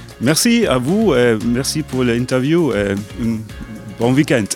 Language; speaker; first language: French; non-native, learner; German